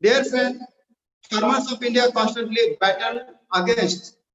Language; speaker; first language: English; non-native, local second language; Marathi